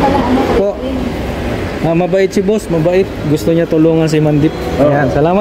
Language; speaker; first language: Filipino; native; Filipino